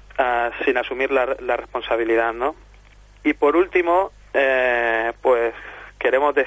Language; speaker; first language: Spanish; native; Spanish